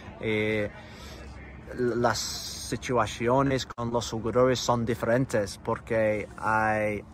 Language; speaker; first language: Spanish; non-native, learner; English